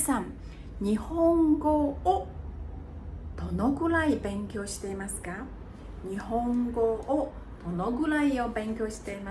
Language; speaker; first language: Japanese; non-native, fluent; Chinese